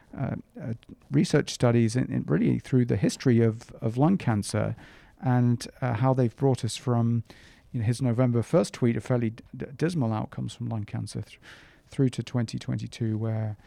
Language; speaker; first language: English; native; English